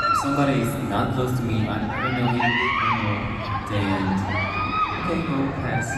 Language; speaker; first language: English; non-native, learner; Korean